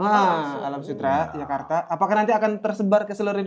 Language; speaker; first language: Indonesian; native; Indonesian